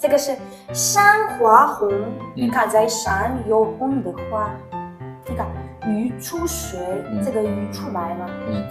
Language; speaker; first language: Chinese; non-native, learner; Ukrainian